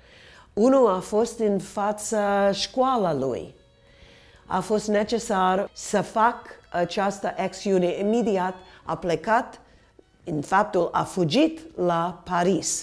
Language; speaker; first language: Romanian; early bilingual, heritage; Romanian